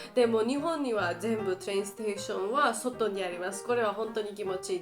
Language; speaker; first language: Japanese; non-native, learner; Georgian